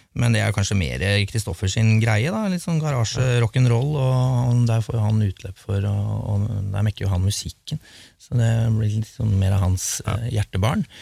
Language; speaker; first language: Norwegian; native; Norwegian